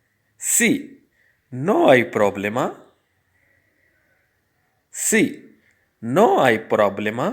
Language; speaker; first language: Spanish; non-native, fluent; Urdu